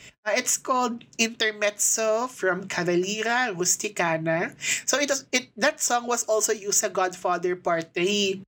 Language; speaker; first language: English; non-native, local second language; Filipino